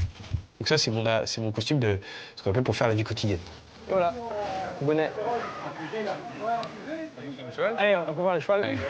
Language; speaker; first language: French; native; French